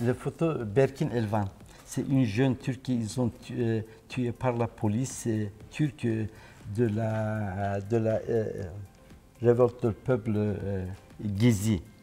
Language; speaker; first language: French; non-native, learner; Turkish